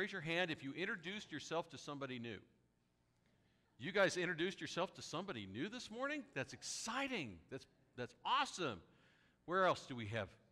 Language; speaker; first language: English; native; English